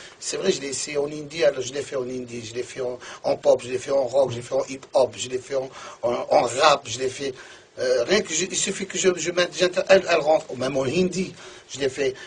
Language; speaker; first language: French; non-native, local second language; Arabic